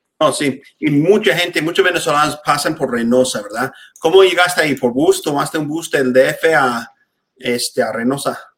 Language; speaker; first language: Spanish; non-native, fluent; English